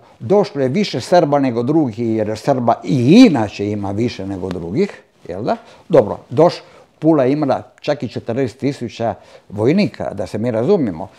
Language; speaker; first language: Croatian; non-native, local second language; Italian